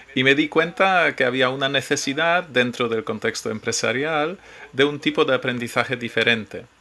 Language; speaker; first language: Spanish; non-native, fluent; Polish